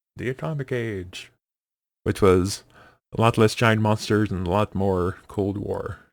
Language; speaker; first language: English; native; English